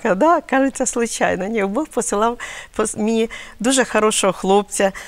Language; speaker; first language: Ukrainian; native; Ukrainian